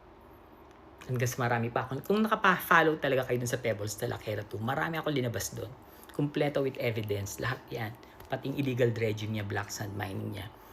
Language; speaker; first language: Filipino; native; Filipino